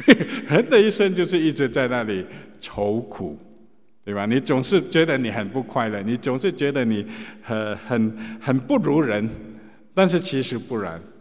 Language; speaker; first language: Chinese; native; Chinese